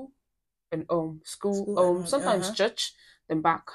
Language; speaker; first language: English; non-native, local second language; Yoruba